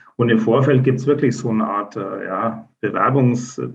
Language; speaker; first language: German; native; German